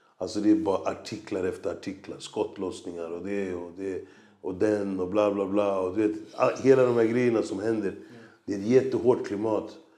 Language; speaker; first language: Swedish; native; Swedish